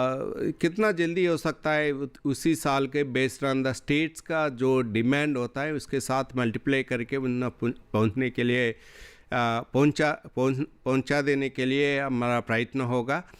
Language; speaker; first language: Hindi; non-native, local second language; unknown